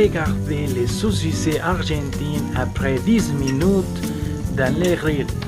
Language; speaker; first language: French; non-native, learner; Spanish